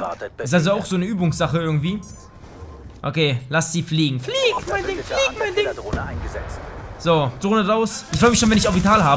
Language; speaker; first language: German; native; German